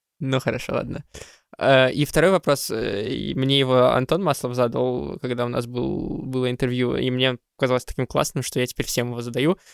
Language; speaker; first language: Russian; native; Russian